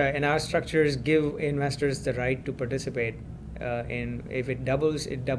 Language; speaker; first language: English; non-native, local second language; Gujarati